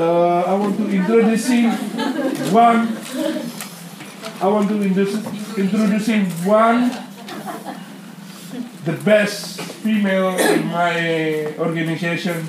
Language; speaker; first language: English; non-native, learner; Indonesian